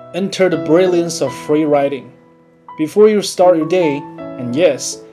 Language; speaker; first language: English; non-native, fluent; Chinese